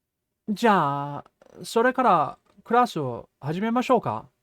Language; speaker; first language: Japanese; non-native, fluent; English